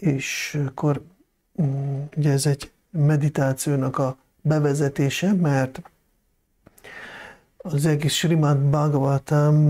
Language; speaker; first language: Hungarian; non-native, fluent; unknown